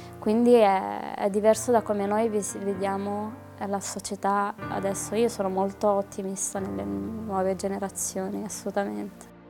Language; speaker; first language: Italian; early bilingual, other home language; Arabic